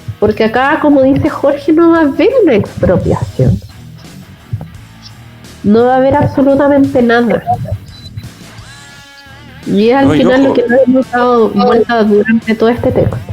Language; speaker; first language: Spanish; native; Spanish